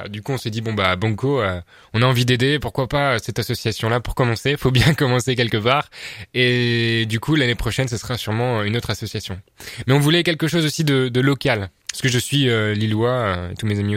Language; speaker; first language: French; native; French